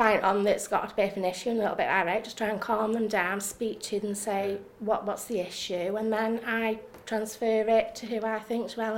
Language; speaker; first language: English; native; English